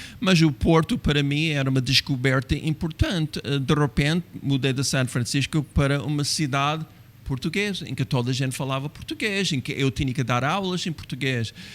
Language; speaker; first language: Portuguese; non-native, fluent; English